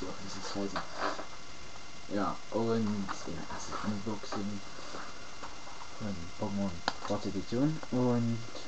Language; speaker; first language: German; native; German